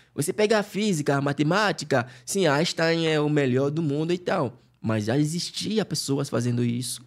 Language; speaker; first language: Portuguese; non-native, fluent; Fon